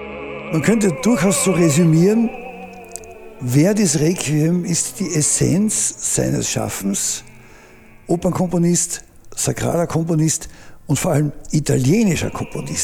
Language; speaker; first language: German; native; German